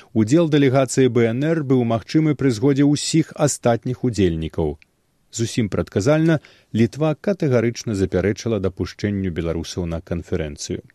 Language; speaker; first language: Belarusian; native; Belarusian